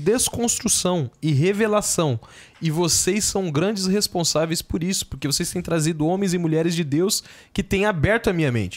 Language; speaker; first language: Portuguese; native; Portuguese